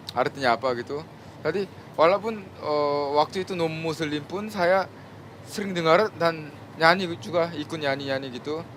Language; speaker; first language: Indonesian; non-native, fluent; Korean